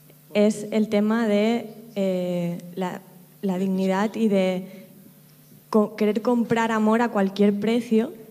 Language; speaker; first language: Spanish; native; Spanish